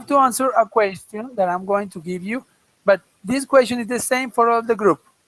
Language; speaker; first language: English; non-native, fluent; Spanish